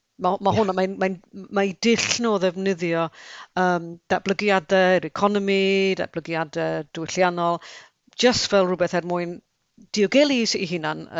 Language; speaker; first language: Welsh; native; Welsh